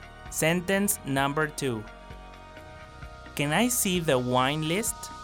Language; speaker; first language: English; non-native, fluent; Spanish